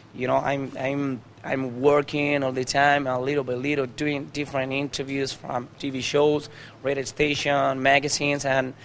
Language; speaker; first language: English; non-native, learner; Spanish